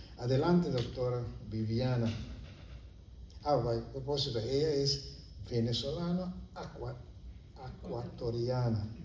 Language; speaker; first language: Spanish; non-native, fluent; Papiamento